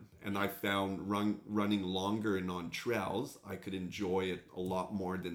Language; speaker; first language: English; non-native, fluent; French